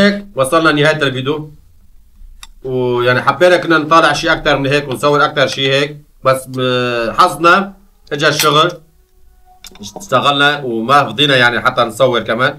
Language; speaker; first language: Arabic; non-native, local second language; Kurdish